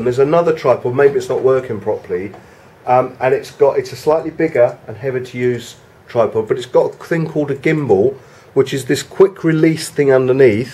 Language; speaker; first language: English; native; English